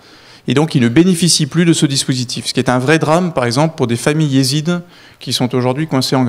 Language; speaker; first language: French; native; French